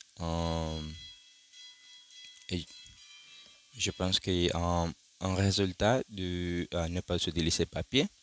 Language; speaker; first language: French; non-native, learner; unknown